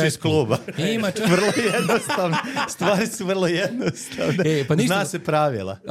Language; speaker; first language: Serbian; native; Serbian